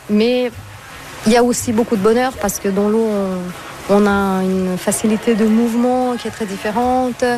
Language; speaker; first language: French; non-native, fluent; Portuguese